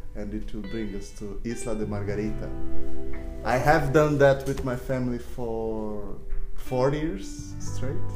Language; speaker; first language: English; non-native, fluent; Portuguese